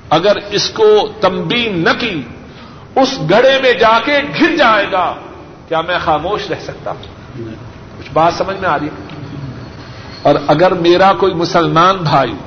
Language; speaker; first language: Urdu; non-native, local second language; Punjabi